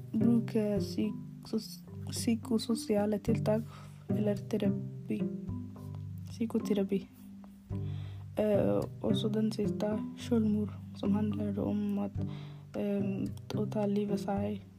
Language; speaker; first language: Norwegian; non-native, learner; Arabic